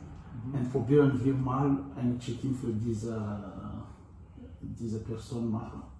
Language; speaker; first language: German; non-native, learner; Malagasy